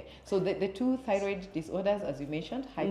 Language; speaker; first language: English; native; English